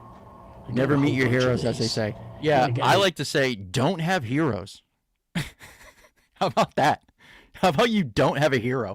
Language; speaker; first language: English; native; English